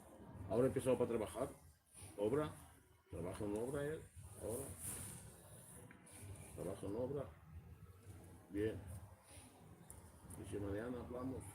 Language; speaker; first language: Spanish; non-native, learner; Romanian